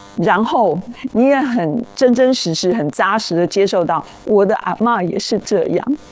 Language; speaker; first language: Chinese; native; Chinese